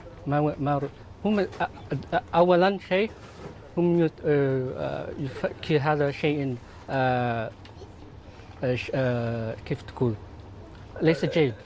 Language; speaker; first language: Arabic; non-native, learner; Filipino